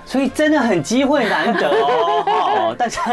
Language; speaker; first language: Chinese; native; Chinese